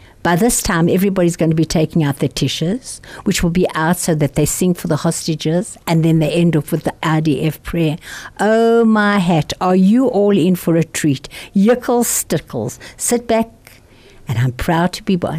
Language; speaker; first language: English; native; English